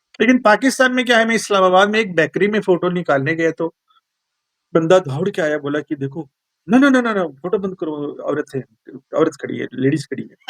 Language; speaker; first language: Hindi; non-native, local second language; Malayalam